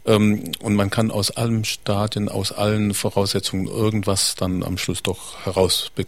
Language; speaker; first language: German; native; German